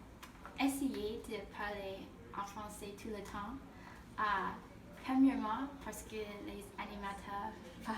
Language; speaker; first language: French; non-native, learner; English